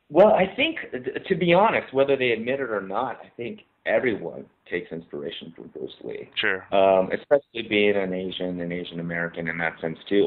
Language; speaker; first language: English; native; English